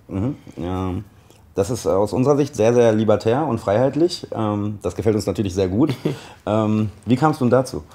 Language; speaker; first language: German; native; German